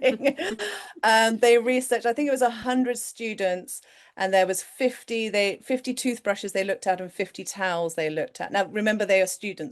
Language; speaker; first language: English; native; English